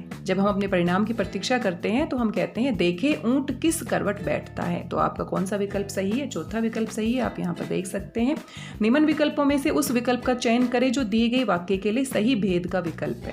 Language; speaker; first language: Hindi; native; Hindi